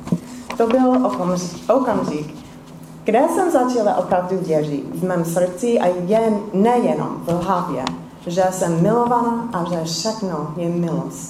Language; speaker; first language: Czech; non-native, fluent; English